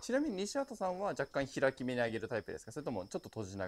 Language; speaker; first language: Japanese; native; Japanese